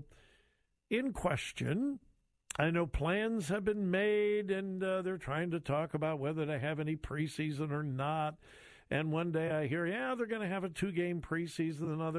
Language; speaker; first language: English; native; English